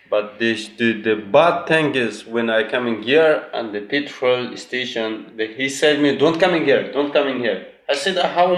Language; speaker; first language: English; non-native, learner; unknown